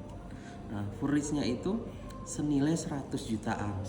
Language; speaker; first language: Indonesian; native; Indonesian